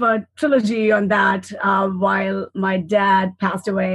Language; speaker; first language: English; non-native, local second language; Hindi